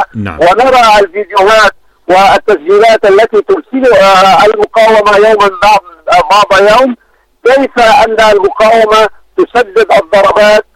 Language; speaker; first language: Arabic; native; Arabic